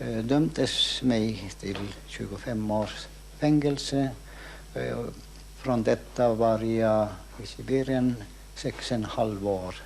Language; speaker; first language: Swedish; non-native, fluent; Estonian